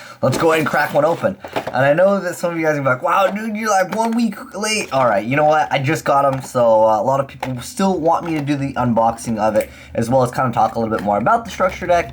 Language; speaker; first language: English; native; English